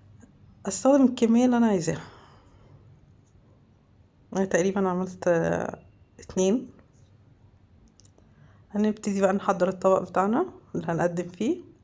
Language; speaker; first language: Arabic; native; Arabic